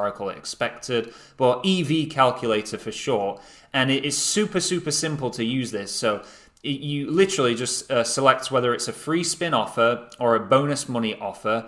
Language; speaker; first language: English; native; English